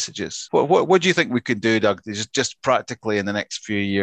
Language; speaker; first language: English; native; English